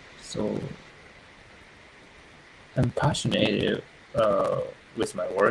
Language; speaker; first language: English; non-native, learner; Japanese